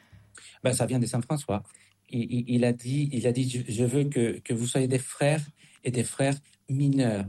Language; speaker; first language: French; non-native, fluent; Spanish